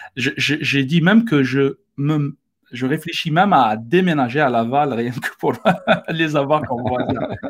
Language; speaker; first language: French; non-native, local second language; Arabic